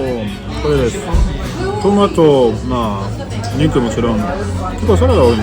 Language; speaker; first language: Japanese; non-native, fluent; French